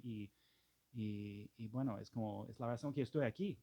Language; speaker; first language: Spanish; non-native, fluent; English